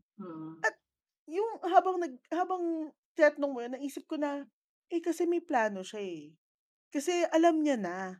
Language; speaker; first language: Filipino; native; Filipino